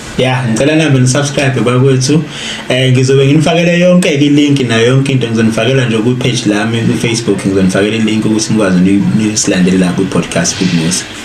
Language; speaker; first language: Zulu; native; Zulu